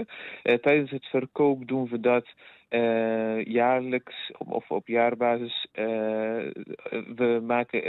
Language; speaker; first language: Dutch; non-native, fluent; Arabic